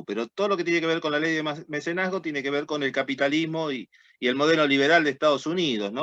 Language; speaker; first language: Spanish; native; Spanish